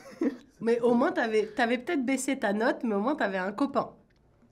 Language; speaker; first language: French; native; French